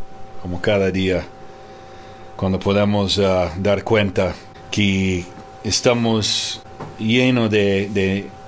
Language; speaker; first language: Spanish; non-native, fluent; English